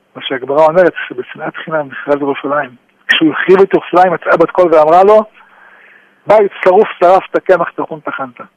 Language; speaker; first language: Hebrew; native; Hebrew